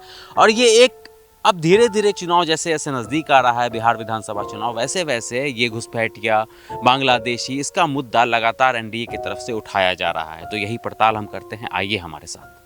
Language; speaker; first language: Hindi; native; Hindi